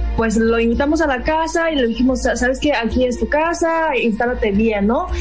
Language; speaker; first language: Spanish; non-native, fluent; Chinese